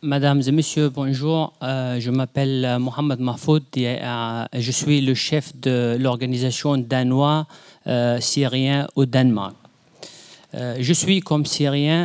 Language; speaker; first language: French; non-native, fluent; Arabic